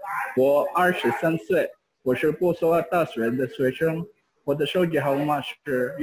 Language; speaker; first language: Chinese; non-native, learner; Indonesian